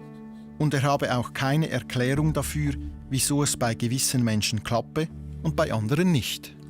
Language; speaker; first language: German; native; German